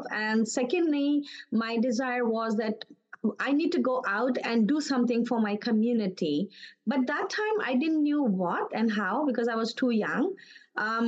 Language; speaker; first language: English; non-native, local second language; Urdu